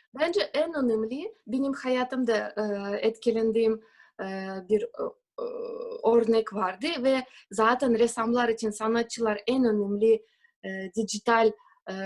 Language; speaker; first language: Turkish; non-native, fluent; Russian